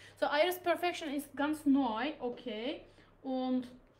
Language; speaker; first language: German; non-native, learner; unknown